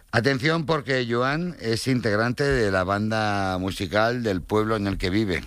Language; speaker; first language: Spanish; native; Spanish